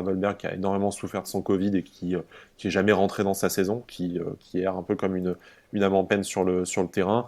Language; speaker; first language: French; native; French